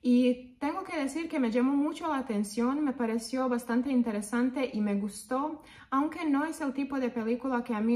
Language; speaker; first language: Spanish; non-native, fluent; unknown